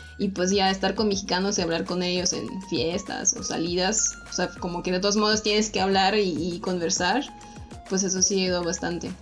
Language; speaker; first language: Spanish; non-native, fluent; Russian